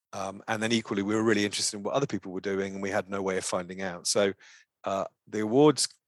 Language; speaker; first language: English; native; English